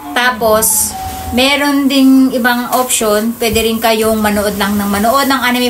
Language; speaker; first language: Filipino; native; Filipino